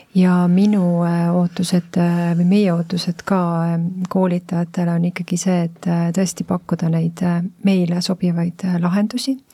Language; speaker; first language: Estonian; native; Estonian